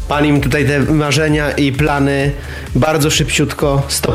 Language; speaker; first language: Polish; native; Polish